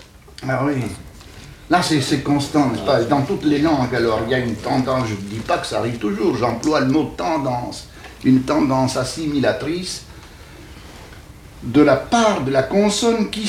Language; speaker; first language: French; native; French